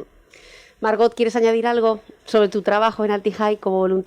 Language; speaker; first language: Spanish; native; Spanish